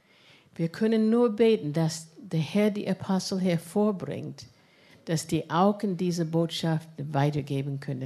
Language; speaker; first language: German; non-native, fluent; English